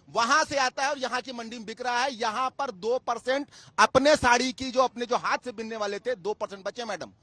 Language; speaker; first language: Hindi; native; Hindi